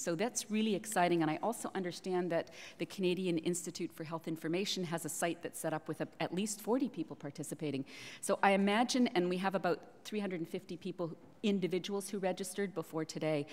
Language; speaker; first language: English; native; English